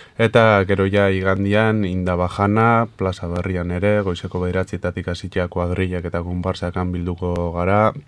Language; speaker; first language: Basque; native; Basque